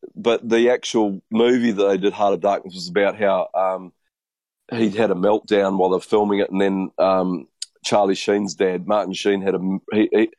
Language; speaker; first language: English; native; English